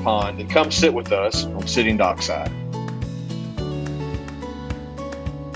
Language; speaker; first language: English; native; English